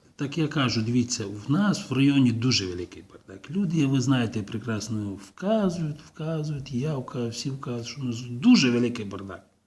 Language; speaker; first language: Ukrainian; native; Ukrainian